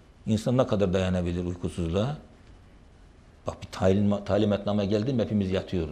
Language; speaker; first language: Turkish; native; Turkish